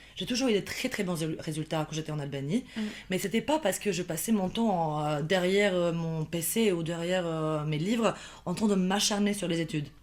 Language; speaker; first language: French; non-native, fluent; Albanian